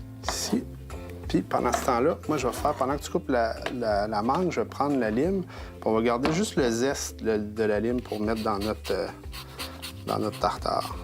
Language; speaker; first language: French; native; French